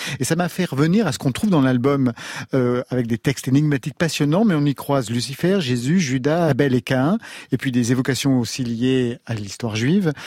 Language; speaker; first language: French; native; French